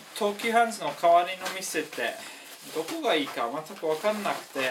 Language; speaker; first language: Japanese; non-native, learner; English